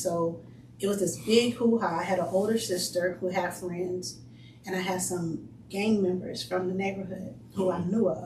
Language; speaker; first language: English; native; English